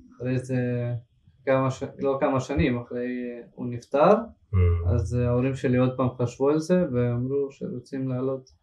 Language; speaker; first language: Hebrew; early bilingual, other home language; Ukrainian